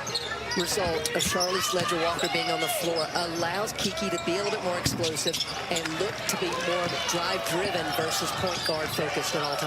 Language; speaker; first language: English; native; English